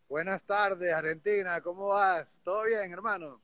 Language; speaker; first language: Spanish; native; Spanish